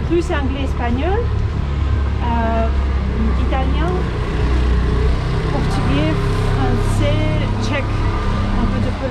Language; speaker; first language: French; non-native, learner; Russian